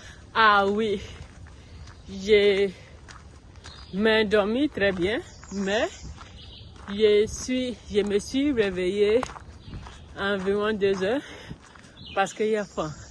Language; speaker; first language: French; non-native, learner; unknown